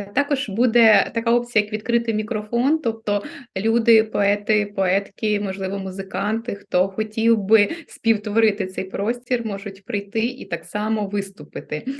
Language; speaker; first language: Ukrainian; non-native, local second language; Russian